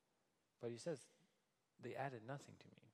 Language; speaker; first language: English; non-native, fluent; Danish